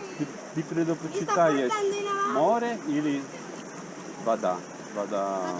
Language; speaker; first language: Russian; non-native, learner; Italian